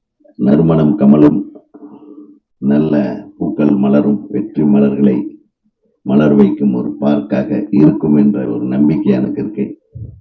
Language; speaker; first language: Tamil; native; Tamil